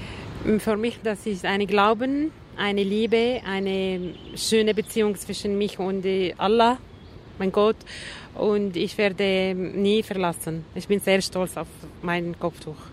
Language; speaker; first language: German; non-native, learner; Arabic